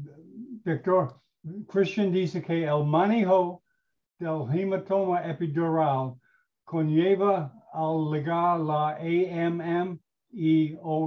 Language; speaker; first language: Spanish; non-native, learner; English